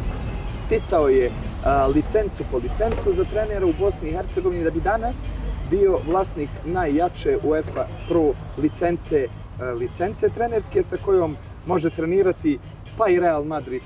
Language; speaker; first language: Serbian; native; Serbian